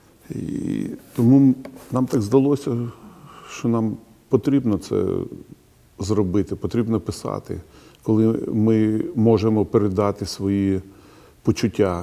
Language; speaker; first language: Ukrainian; non-native, local second language; Russian